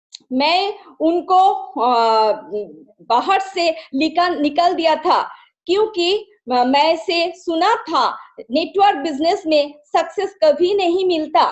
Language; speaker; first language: Hindi; non-native, local second language; Bangla